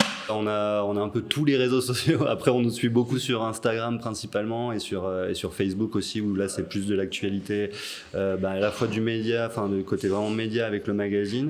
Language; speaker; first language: French; native; French